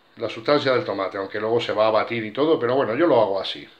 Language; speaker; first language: Spanish; native; Spanish